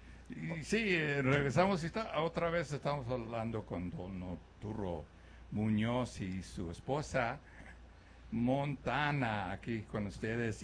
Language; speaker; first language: Spanish; non-native, fluent; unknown